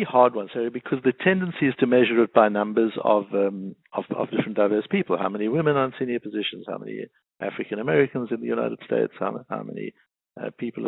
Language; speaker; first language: English; native; English